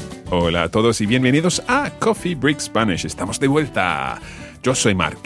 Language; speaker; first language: Spanish; non-native, fluent; English